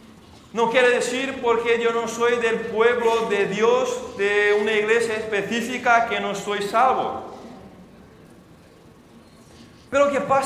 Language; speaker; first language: Spanish; non-native, fluent; Portuguese